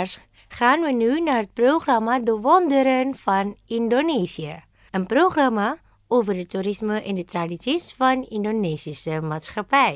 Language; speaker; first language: Dutch; non-native, fluent; Indonesian